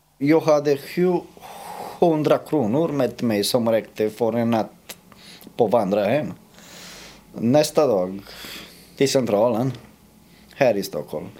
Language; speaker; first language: Swedish; non-native, fluent; Romanian